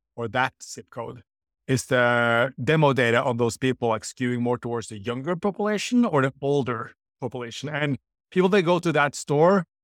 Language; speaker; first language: English; non-native, fluent; Norwegian